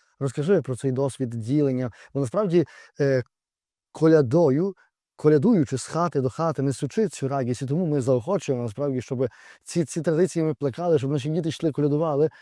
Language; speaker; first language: Ukrainian; native; Ukrainian